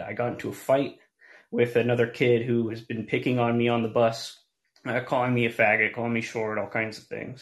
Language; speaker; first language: English; native; English